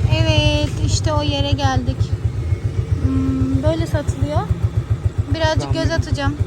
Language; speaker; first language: Turkish; non-native, fluent; Urdu